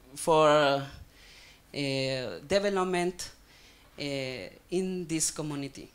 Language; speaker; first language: English; non-native, learner; Spanish